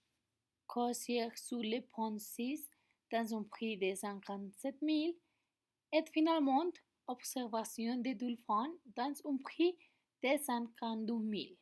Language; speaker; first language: French; non-native, learner; Spanish